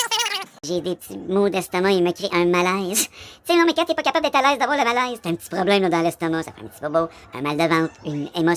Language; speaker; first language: French; native; French